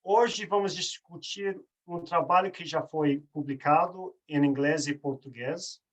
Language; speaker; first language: Portuguese; non-native, fluent; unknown